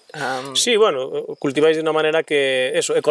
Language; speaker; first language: Spanish; native; Spanish